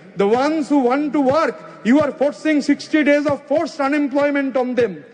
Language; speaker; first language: English; non-native, local second language; Bangla